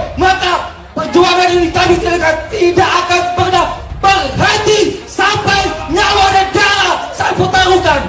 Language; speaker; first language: Indonesian; non-native, local second language; Madurese